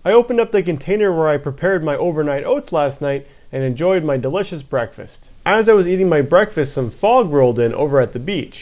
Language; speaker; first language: English; native; English